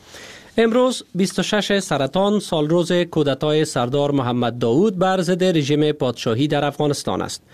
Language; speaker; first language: Persian; native; Persian